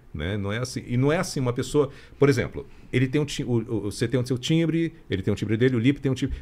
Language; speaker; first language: Portuguese; native; Portuguese